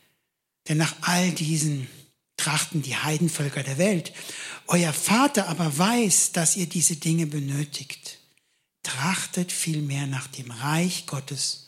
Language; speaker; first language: German; native; German